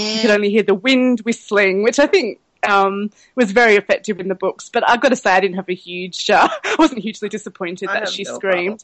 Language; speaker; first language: English; native; English